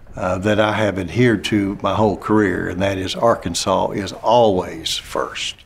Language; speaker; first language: English; native; English